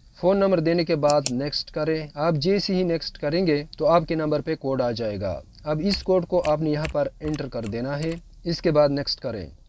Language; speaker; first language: Urdu; non-native, local second language; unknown